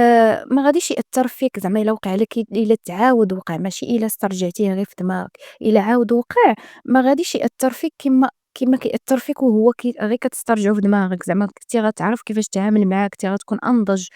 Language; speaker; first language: Arabic; native; Arabic